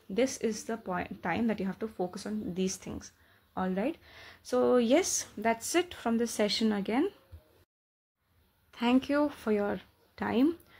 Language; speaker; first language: English; non-native, local second language; Telugu